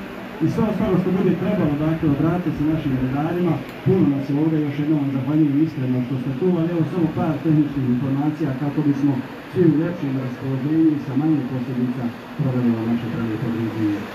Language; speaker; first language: Bosnian; native; Bosnian